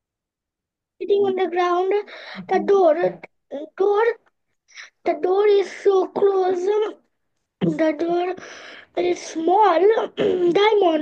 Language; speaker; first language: English; non-native, learner; Bangla